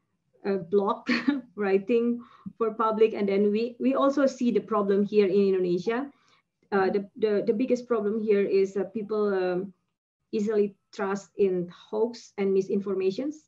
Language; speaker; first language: English; non-native, fluent; Indonesian